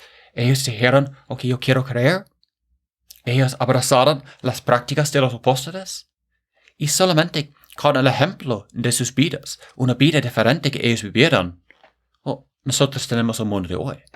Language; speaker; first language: Spanish; non-native, fluent; English